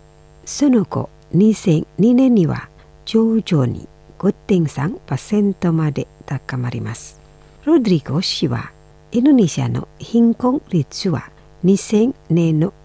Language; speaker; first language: Japanese; non-native, fluent; Indonesian